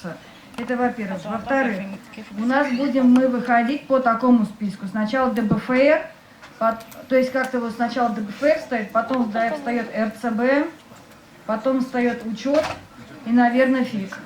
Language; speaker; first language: Russian; native; Russian